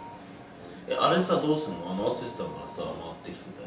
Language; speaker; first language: Japanese; native; Japanese